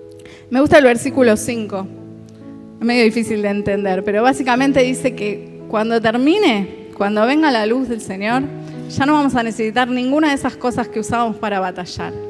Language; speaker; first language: Spanish; native; Spanish